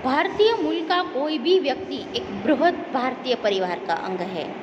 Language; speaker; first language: Hindi; non-native, local second language; Gujarati